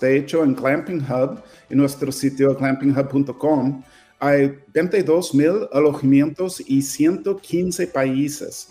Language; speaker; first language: Spanish; non-native, fluent; English